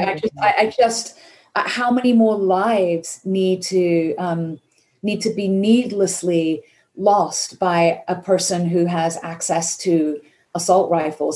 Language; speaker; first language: English; native; English